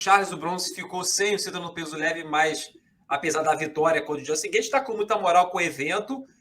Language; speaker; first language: Portuguese; native; Portuguese